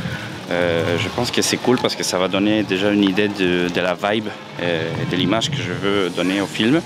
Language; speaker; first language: French; non-native, fluent; Spanish